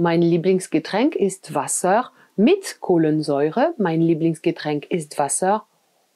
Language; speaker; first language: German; non-native, fluent; French